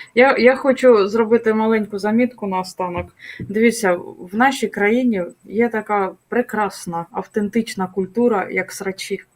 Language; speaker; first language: Ukrainian; native; Ukrainian